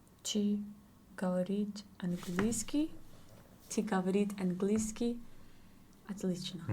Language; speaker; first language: Russian; non-native, learner; English